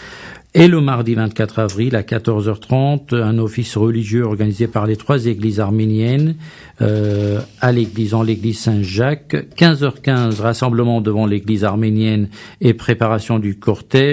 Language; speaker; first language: French; native; French